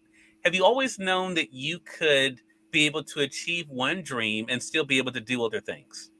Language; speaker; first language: English; native; English